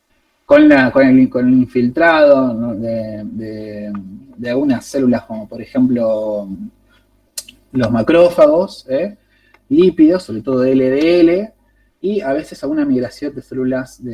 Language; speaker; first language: Spanish; native; Spanish